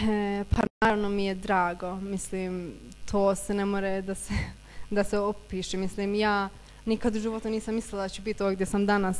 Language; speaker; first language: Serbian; early bilingual, heritage; Bosnian